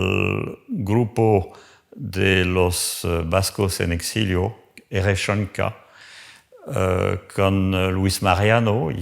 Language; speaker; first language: Spanish; non-native, fluent; French